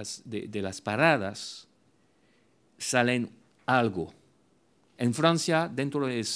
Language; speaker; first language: Spanish; non-native, fluent; French